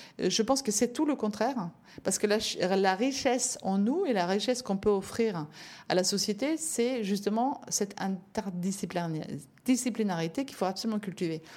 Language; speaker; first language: French; non-native, fluent; Norwegian